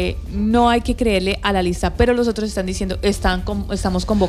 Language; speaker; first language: Spanish; native; Spanish